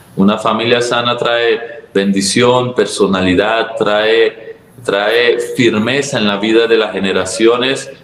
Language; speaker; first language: Spanish; early bilingual, other home language; Arabic